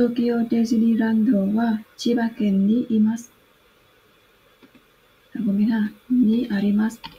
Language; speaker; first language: Japanese; non-native, fluent; Vietnamese